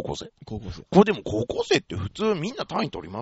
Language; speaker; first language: Japanese; native; Japanese